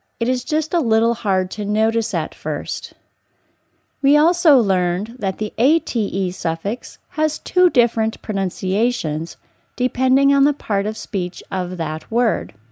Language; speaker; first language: English; native; English